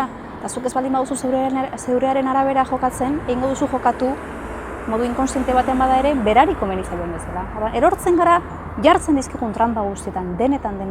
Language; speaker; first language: Basque; native; Basque